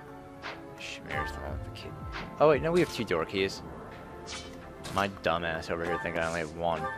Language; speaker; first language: English; native; English